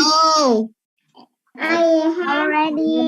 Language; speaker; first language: English; non-native, learner; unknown